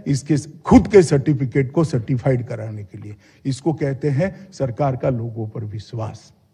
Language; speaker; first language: Hindi; non-native, local second language; Gujarati